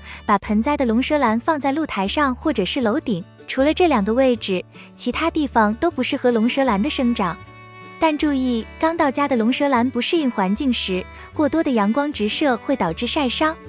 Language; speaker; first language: Chinese; native; Chinese